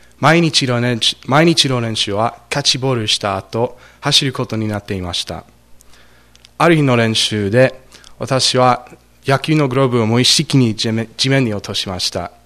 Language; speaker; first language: Japanese; non-native, fluent; English